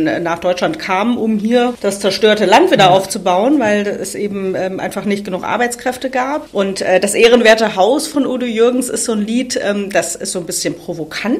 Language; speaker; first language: German; native; German